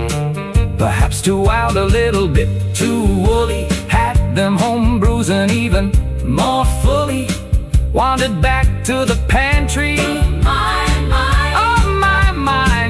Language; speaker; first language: English; native; English